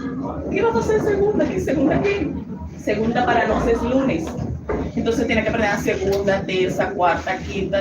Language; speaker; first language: Portuguese; non-native, learner; Spanish